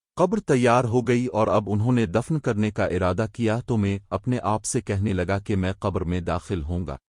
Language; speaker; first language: Urdu; native; Urdu